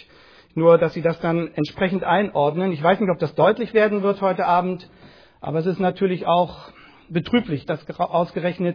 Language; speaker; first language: German; native; German